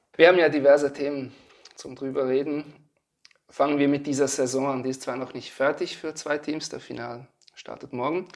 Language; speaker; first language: German; native; German